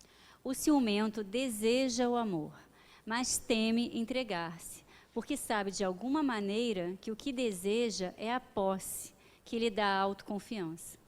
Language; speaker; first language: Portuguese; native; Portuguese